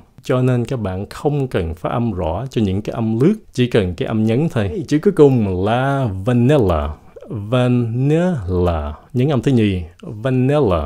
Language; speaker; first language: Vietnamese; early bilingual, heritage; Vietnamese